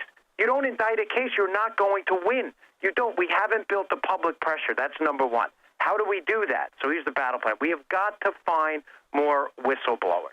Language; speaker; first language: English; native; English